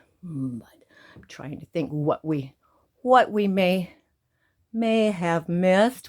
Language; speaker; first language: English; native; English